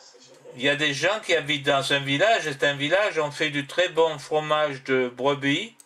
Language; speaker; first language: French; native; French